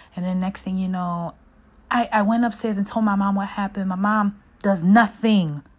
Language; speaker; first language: English; native; English